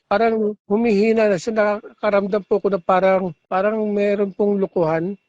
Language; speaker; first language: Filipino; non-native, local second language; Aklanon